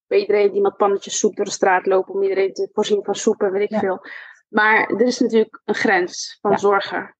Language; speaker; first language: Dutch; early bilingual, other home language; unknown